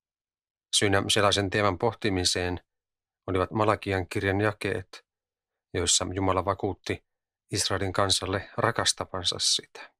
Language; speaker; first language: Finnish; native; Finnish